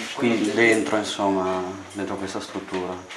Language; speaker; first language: Italian; native; Italian